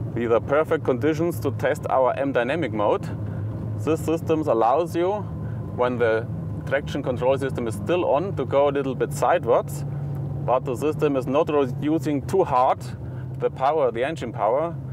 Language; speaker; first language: English; non-native, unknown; German